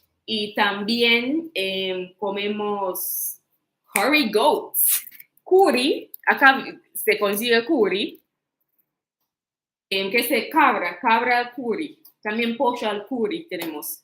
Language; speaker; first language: Spanish; non-native, fluent; English